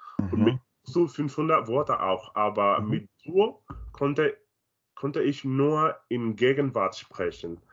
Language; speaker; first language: German; non-native, learner; Spanish